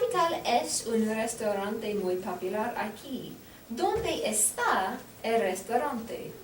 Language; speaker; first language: Spanish; non-native, fluent; English